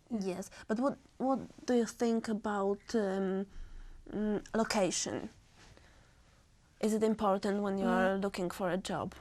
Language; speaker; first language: English; non-native, learner; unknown